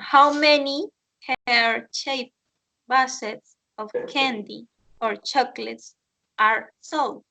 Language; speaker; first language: English; non-native, learner; Spanish